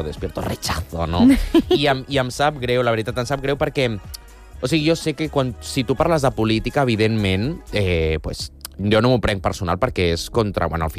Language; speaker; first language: Catalan; non-native, local second language; Spanish